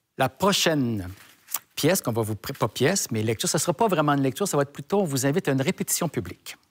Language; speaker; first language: French; native; French